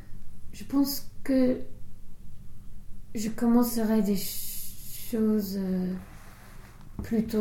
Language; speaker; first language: French; non-native, fluent; English